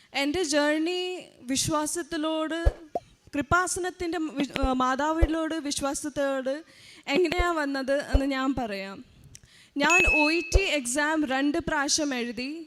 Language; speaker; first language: Malayalam; early bilingual, heritage; Malayalam